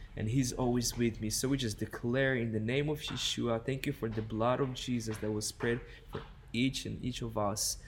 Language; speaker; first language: English; non-native, fluent; Hebrew